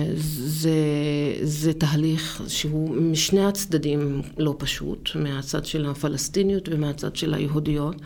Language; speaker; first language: Hebrew; non-native, local second language; Arabic